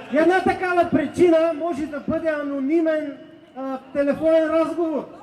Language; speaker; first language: Bulgarian; native; Bulgarian